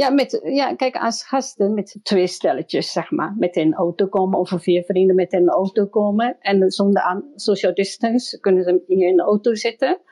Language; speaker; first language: Dutch; non-native, fluent; Chinese